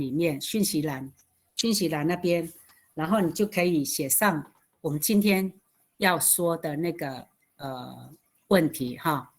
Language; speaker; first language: Chinese; non-native, local second language; Amis